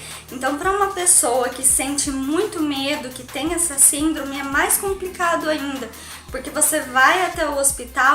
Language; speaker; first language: Portuguese; native; Portuguese